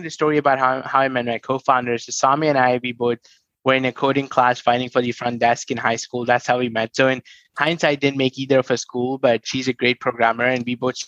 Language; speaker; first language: English; non-native, local second language; Hindi